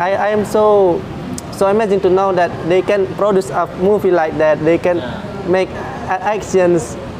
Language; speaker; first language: English; non-native, fluent; Indonesian